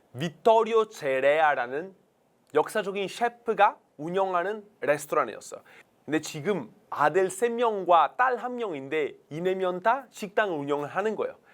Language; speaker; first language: Korean; non-native, fluent; Italian